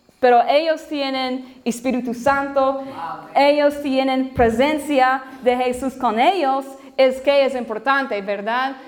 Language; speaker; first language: Spanish; non-native, learner; English